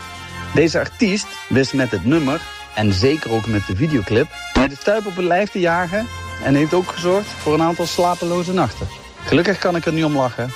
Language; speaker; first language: Dutch; native; Dutch